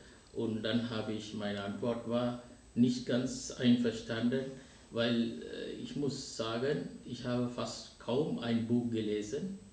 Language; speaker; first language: German; non-native, fluent; Sinhala